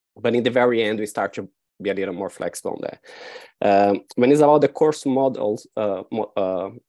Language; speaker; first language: English; non-native, fluent; Portuguese